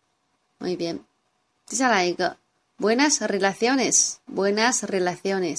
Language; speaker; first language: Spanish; non-native, fluent; Chinese